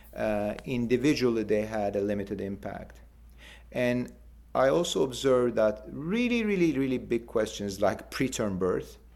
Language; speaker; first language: English; non-native, fluent; Turkish